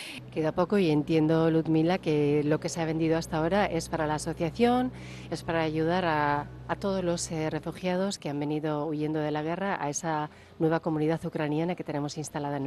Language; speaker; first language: Spanish; native; Spanish